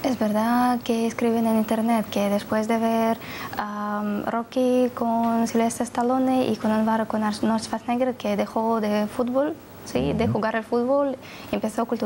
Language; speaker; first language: Spanish; non-native, fluent; Russian